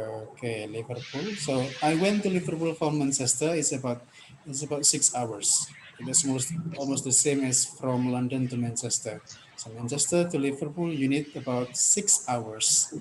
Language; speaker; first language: English; non-native, fluent; Indonesian